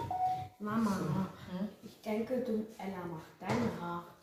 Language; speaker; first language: German; early bilingual, other home language; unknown